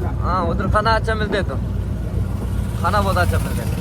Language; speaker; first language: Hindi; non-native, local second language; Kannada